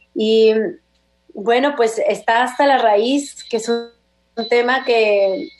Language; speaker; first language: Spanish; native; Spanish